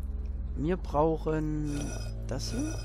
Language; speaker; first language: German; native; German